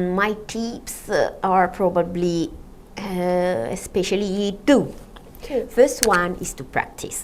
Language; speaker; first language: English; non-native, fluent; Italian